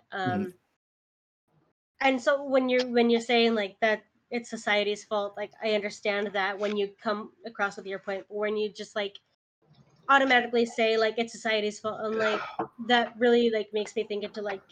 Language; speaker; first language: English; early bilingual, other home language; Spanish